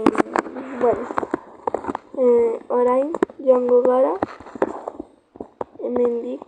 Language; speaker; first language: Basque; non-native, local second language; Spanish